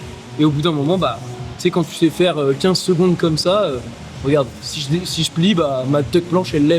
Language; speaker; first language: French; native; French